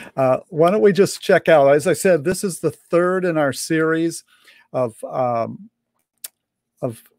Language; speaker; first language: English; native; English